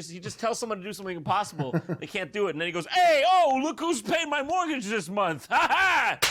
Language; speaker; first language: English; native; English